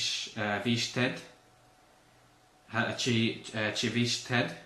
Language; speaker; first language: Polish; non-native, learner; English